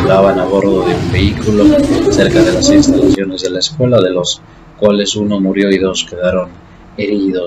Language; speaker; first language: Spanish; native; Spanish